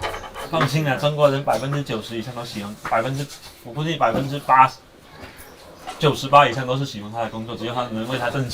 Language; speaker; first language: Chinese; native; Chinese